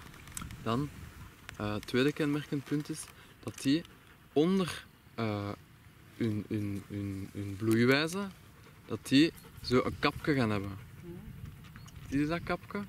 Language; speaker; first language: Dutch; native; Dutch